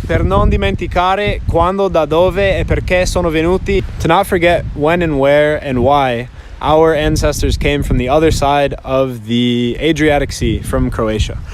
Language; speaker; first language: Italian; non-native, fluent; English